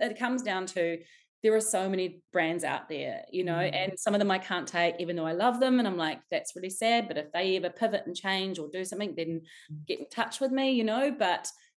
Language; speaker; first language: English; native; English